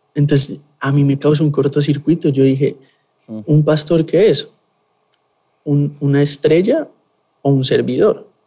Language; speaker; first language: Spanish; native; Spanish